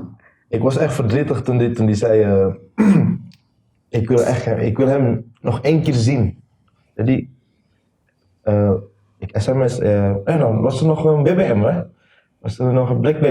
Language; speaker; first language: Dutch; non-native, learner; Indonesian